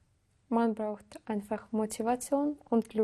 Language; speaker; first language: German; non-native, learner; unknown